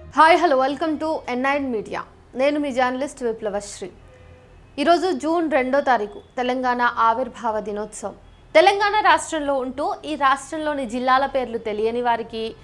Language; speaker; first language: Telugu; native; Telugu